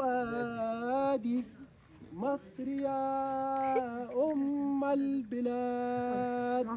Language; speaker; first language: Russian; non-native, fluent; Arabic